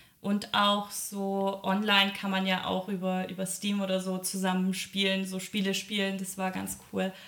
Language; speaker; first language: German; early bilingual, other home language; Polish